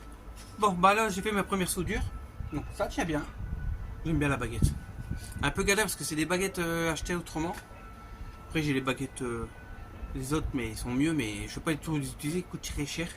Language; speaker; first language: French; native; French